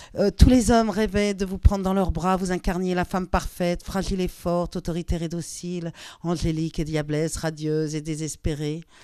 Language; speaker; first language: French; native; French